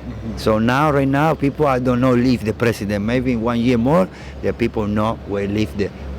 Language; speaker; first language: English; non-native, learner; Spanish